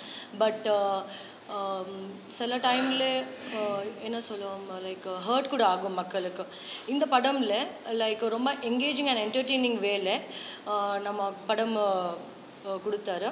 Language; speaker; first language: Tamil; non-native, learner; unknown